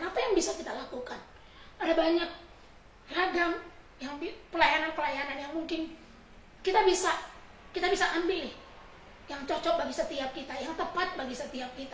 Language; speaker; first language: Indonesian; native; Indonesian